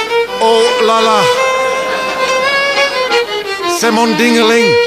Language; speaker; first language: French; non-native, learner; English